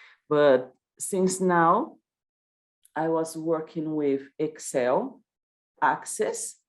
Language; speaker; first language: English; non-native, learner; Portuguese